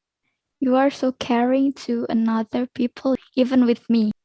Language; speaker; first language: English; non-native, learner; Indonesian